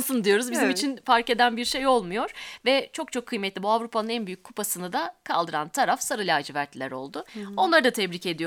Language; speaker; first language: Turkish; native; Turkish